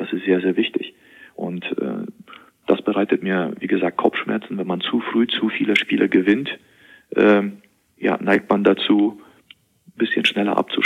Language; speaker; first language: German; native; German